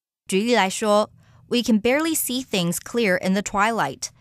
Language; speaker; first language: English; non-native, fluent; Chinese